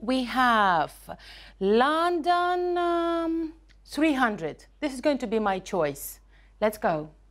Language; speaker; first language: English; non-native, fluent; Ukrainian